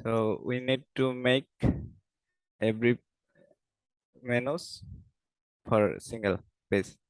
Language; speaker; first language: English; non-native, learner; Bangla